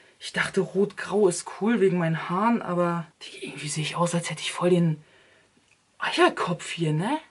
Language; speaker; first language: German; early bilingual, other home language; Turkish